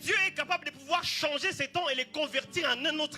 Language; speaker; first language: French; native; French